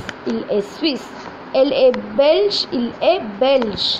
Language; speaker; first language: French; non-native, fluent; Tamil